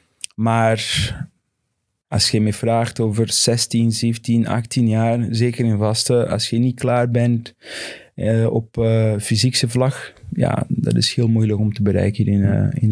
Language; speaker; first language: Dutch; non-native, fluent; Portuguese